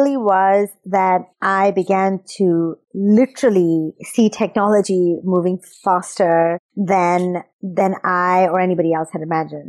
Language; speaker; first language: English; non-native, local second language; Urdu